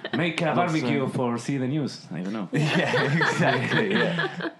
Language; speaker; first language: English; non-native, learner; Spanish